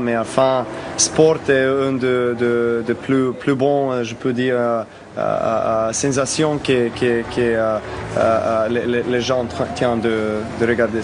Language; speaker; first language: French; non-native, learner; Serbian